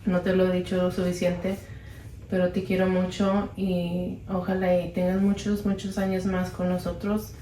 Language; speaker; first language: Spanish; early bilingual, other home language; English